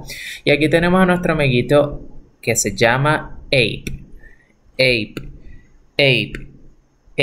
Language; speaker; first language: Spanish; native; Spanish